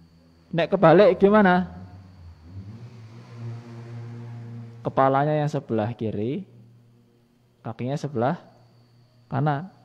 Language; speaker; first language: Indonesian; non-native, local second language; Javanese